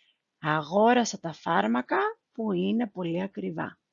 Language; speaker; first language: Greek; non-native, fluent; Spanish